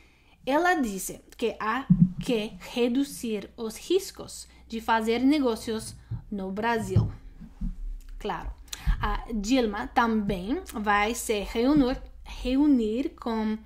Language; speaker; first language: Portuguese; non-native, learner; English